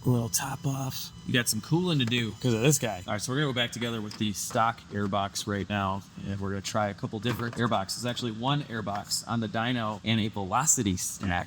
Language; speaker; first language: English; native; English